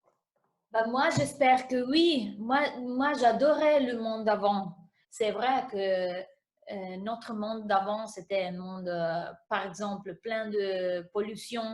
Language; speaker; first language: French; non-native, fluent; Italian